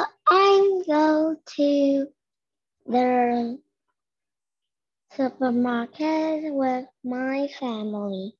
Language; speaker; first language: English; non-native, learner; Vietnamese